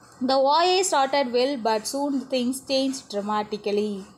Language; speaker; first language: English; non-native, local second language; Tamil